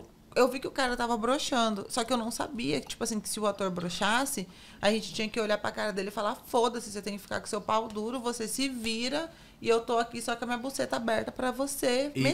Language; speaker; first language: Portuguese; native; Portuguese